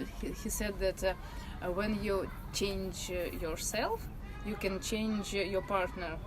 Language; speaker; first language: English; non-native, learner; Russian